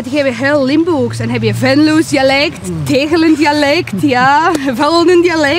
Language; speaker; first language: Dutch; non-native, learner; Polish